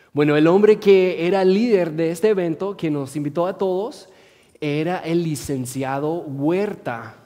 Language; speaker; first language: Spanish; non-native, fluent; English